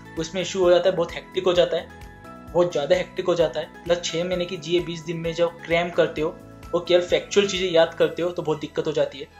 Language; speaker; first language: Hindi; native; Hindi